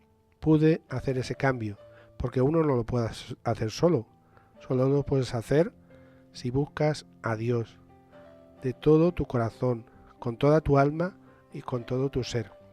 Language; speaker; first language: Spanish; native; Spanish